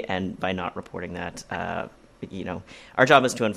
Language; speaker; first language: English; native; English